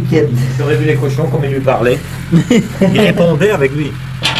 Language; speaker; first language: French; native; French